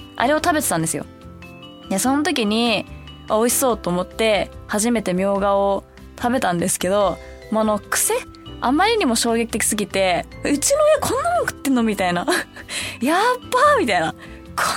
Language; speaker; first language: Japanese; early bilingual, heritage; Japanese